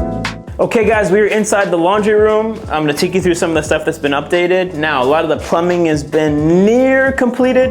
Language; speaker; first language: English; native; English